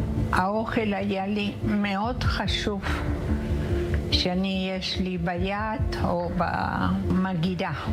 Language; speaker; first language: Hebrew; non-native, learner; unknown